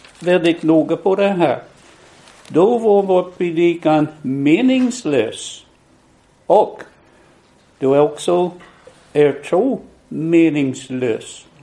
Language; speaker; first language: Swedish; non-native, fluent; English